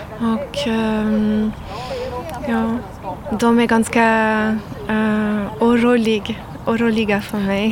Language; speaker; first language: Swedish; non-native, learner; French